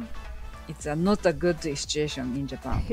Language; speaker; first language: English; non-native, learner; Japanese